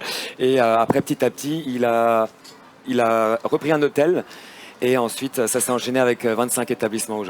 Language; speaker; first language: French; native; French